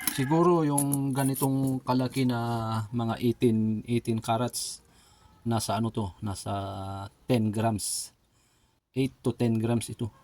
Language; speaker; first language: Filipino; native; Filipino